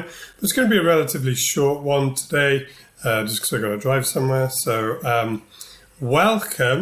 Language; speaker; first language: English; native; English